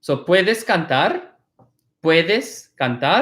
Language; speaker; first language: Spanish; non-native, fluent; English